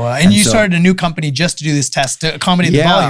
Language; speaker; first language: English; native; English